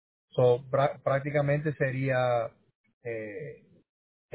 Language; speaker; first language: Spanish; native; Spanish